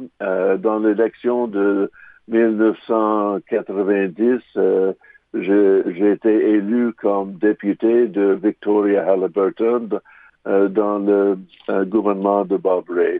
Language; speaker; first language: French; non-native, local second language; English